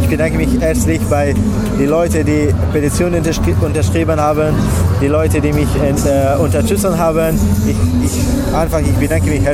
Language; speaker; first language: German; non-native, learner; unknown